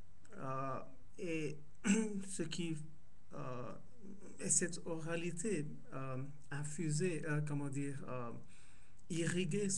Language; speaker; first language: French; non-native, fluent; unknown